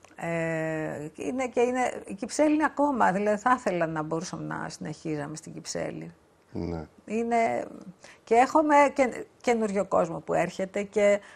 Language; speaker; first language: Greek; native; Greek